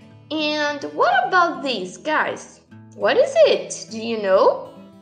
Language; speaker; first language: English; non-native, fluent; Portuguese